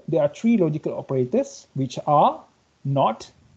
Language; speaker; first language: English; non-native, local second language; Malay